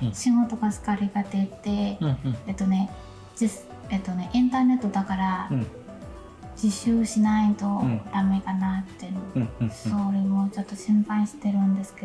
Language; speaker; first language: Japanese; non-native, learner; Burmese